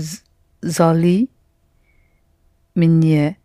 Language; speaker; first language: Russian; non-native, learner; English